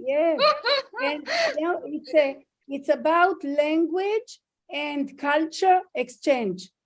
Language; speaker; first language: English; non-native, fluent; Hebrew